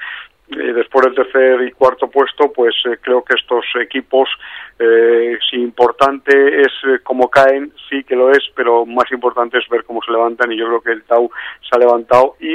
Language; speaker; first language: Spanish; native; Spanish